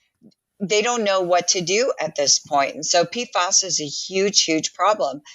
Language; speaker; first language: English; native; English